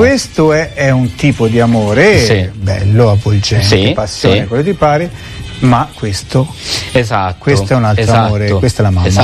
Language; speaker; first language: Italian; native; Italian